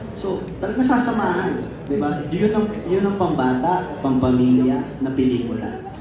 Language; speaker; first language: Filipino; native; Filipino